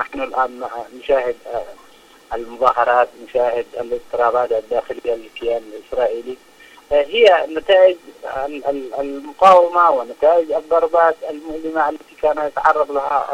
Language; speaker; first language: Arabic; native; Arabic